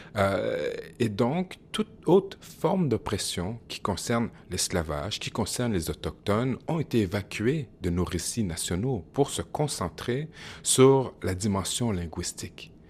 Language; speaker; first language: French; native; French